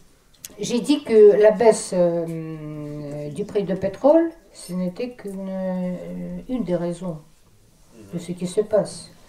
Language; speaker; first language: French; non-native, fluent; Russian